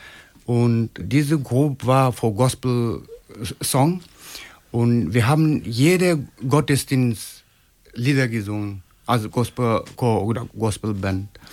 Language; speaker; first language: German; non-native, learner; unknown